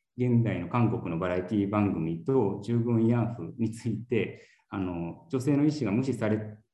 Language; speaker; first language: Japanese; native; Japanese